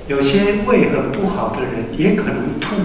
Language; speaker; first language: Chinese; native; Chinese